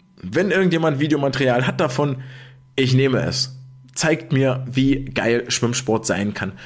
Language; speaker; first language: German; native; German